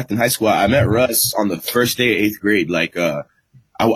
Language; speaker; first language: English; native; English